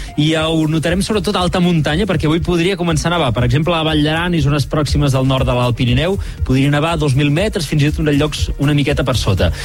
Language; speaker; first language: Catalan; native; Catalan